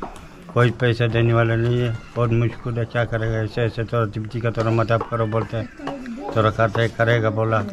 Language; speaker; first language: Hindi; non-native, local second language; Tibetan